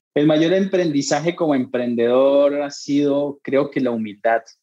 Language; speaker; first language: Spanish; native; Spanish